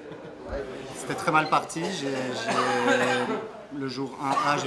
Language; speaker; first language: French; native; French